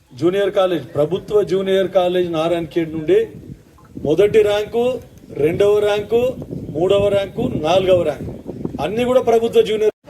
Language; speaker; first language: Telugu; native; Telugu